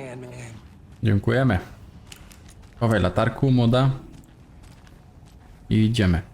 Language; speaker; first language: Polish; native; Polish